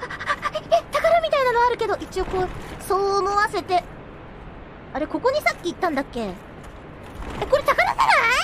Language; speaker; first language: Japanese; native; Japanese